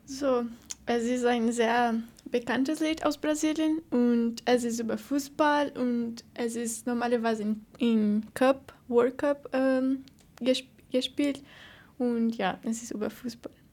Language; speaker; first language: German; non-native, learner; Portuguese